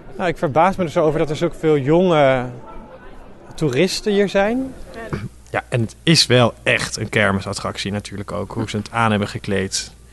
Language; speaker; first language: Dutch; native; Dutch